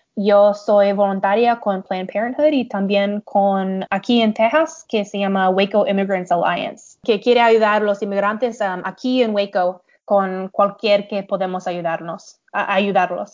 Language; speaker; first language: Spanish; non-native, learner; English